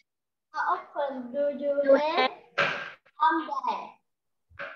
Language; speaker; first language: English; non-native, learner; Vietnamese